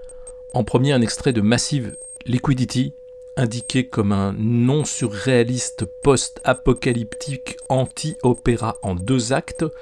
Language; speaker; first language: French; native; French